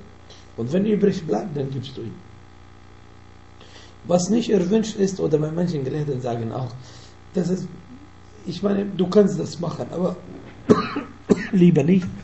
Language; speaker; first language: German; non-native, fluent; Arabic